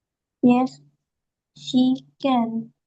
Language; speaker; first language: English; non-native, learner; Indonesian